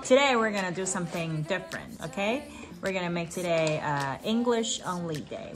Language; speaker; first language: English; non-native, fluent; Chinese